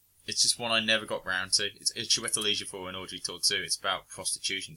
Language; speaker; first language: English; native; English